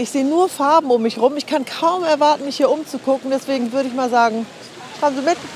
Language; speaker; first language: German; native; German